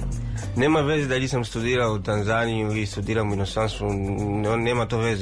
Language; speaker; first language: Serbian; non-native, learner; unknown